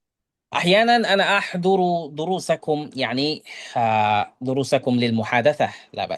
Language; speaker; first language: Arabic; non-native, fluent; Bangla